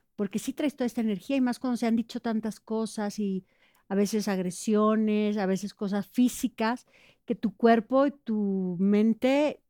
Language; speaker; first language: Spanish; native; Spanish